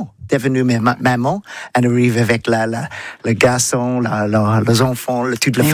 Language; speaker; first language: French; non-native, learner; English